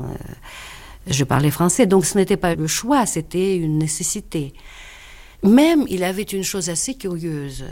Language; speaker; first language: French; non-native, fluent; Russian